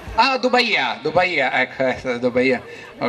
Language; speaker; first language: Italian; native; Italian